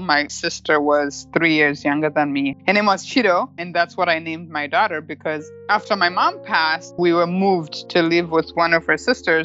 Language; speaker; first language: English; non-native, local second language; Shona